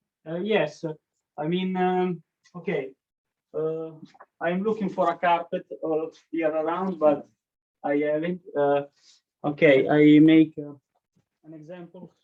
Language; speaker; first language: English; non-native, learner; Italian